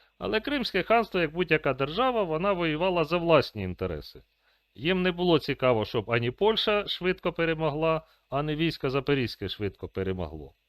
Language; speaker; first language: Ukrainian; native; Ukrainian